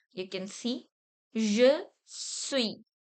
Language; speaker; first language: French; non-native, fluent; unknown